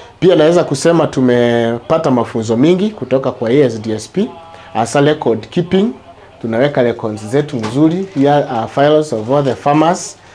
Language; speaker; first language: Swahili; non-native, local second language; Meru